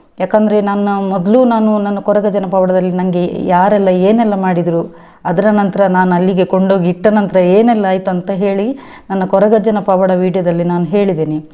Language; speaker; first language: Kannada; non-native, local second language; Tulu